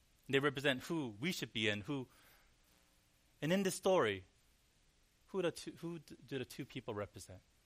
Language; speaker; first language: English; early bilingual, other home language; Korean